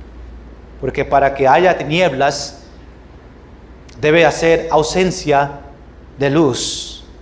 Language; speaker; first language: Spanish; non-native, fluent; English